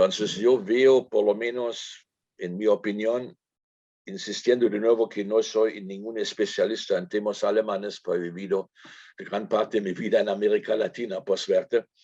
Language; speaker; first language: Spanish; non-native, fluent; German